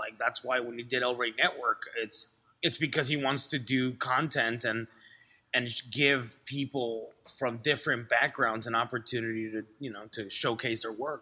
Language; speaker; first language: English; early bilingual, other home language; Spanish